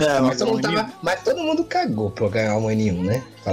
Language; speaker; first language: Portuguese; native; Portuguese